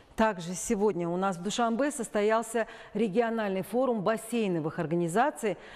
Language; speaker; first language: Russian; non-native, local second language; Tajik